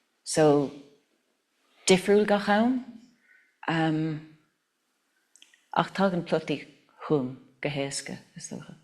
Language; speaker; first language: Irish; non-native, local second language; English